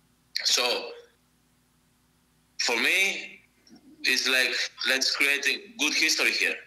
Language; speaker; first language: English; non-native, fluent; Greek